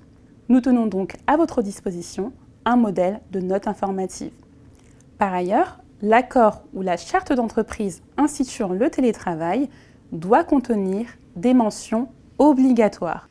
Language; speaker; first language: French; native; French